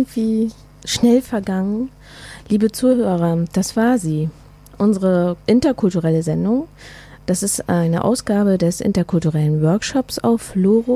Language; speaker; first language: German; native; German